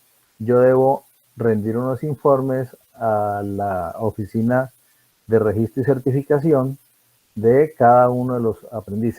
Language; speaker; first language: Spanish; native; Spanish